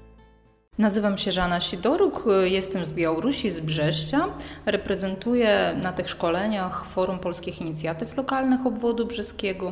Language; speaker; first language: Polish; early bilingual, heritage; Polish